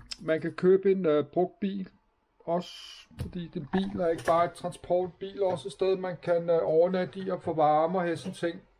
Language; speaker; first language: Danish; native; Danish